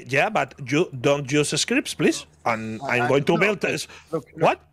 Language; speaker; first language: English; non-native, learner; Spanish